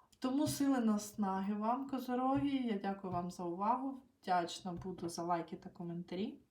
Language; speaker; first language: Ukrainian; non-native, local second language; Russian